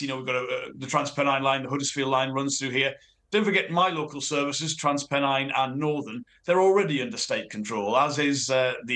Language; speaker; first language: English; native; English